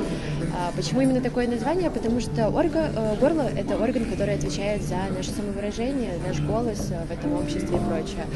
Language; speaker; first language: Russian; native; Russian